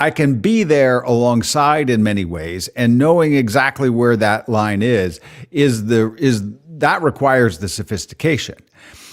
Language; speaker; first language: English; native; English